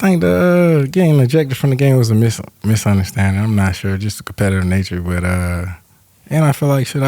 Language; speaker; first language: English; native; English